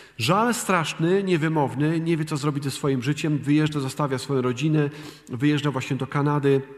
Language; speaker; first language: Polish; native; Polish